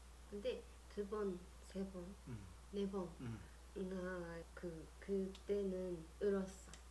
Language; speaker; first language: Korean; non-native, learner; Japanese